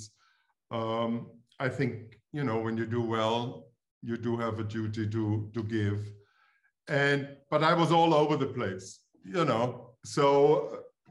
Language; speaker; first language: English; non-native, fluent; German